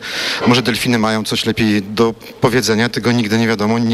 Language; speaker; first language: Polish; native; Polish